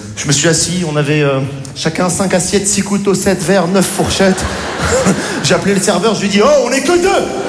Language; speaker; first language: French; native; French